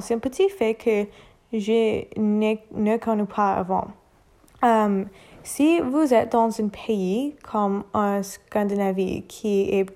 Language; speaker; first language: French; non-native, learner; English